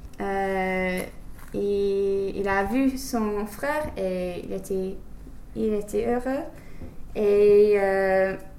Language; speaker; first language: French; non-native, learner; English